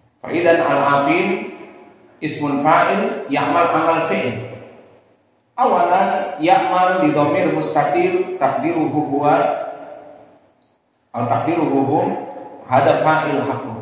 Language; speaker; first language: Arabic; non-native, learner; Indonesian